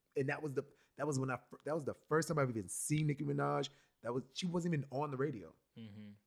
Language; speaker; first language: English; native; English